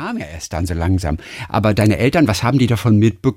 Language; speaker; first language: German; native; German